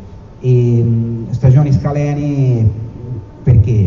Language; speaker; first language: Italian; native; Italian